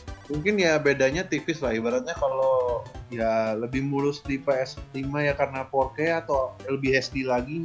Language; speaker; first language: Indonesian; native; Indonesian